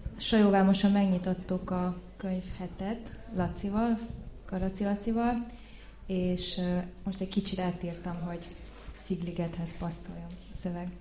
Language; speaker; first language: Hungarian; early bilingual, heritage; Hungarian